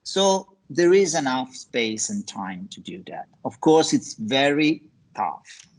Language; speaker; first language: English; non-native, fluent; Italian